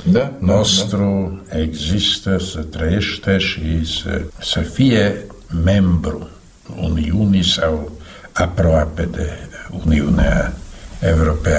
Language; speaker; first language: Romanian; non-native, fluent; Slovak